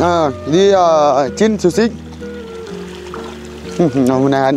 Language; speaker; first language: Vietnamese; non-native, learner; Portuguese